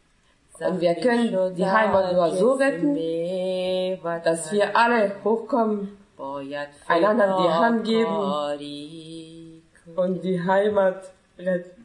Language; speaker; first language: German; non-native, fluent; Persian